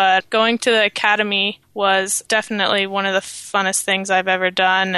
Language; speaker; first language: English; native; English